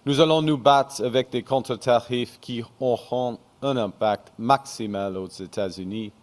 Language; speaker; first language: French; non-native, fluent; English